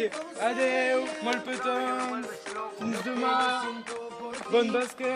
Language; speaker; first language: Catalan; non-native, local second language; French